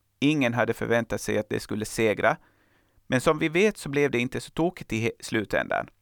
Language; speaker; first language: Swedish; native; Swedish